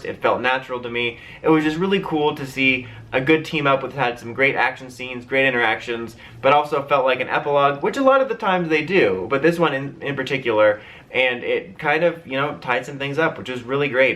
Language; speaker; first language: English; native; English